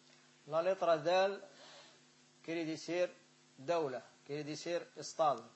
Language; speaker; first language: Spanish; non-native, fluent; Arabic